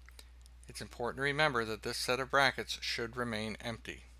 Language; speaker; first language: English; native; English